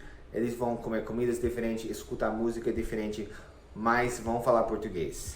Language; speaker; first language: Portuguese; non-native, fluent; English